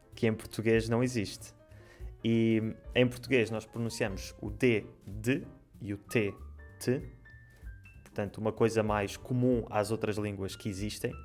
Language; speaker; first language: Portuguese; native; Portuguese